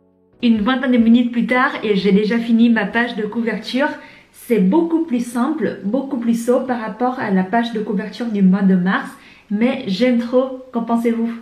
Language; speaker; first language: French; non-native, fluent; Vietnamese